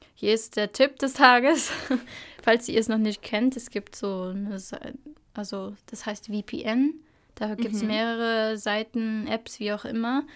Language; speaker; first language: German; early bilingual, other home language; Albanian